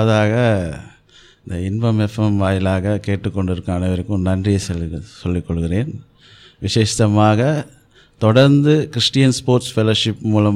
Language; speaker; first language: Tamil; native; Tamil